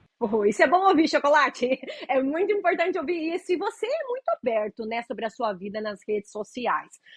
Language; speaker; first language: Portuguese; native; Portuguese